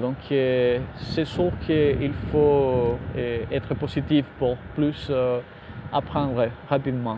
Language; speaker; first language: French; non-native, fluent; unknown